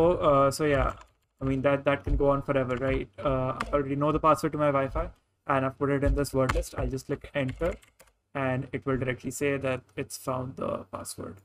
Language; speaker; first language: English; non-native, local second language; Hindi